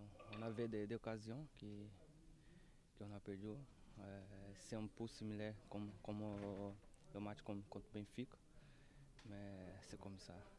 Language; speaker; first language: French; non-native, learner; Portuguese